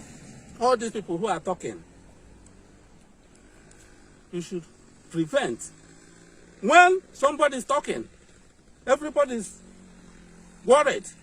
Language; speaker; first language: English; non-native, local second language; Igbo